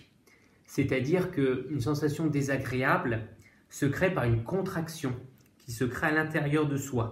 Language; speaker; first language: French; native; French